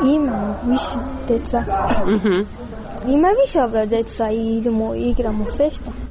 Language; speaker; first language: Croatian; non-native, learner; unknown